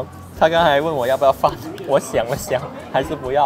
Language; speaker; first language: Chinese; native; Chinese